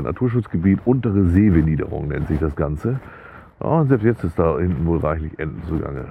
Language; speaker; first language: German; native; German